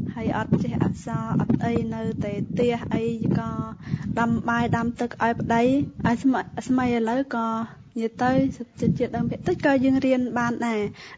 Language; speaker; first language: Khmer; non-native, local second language; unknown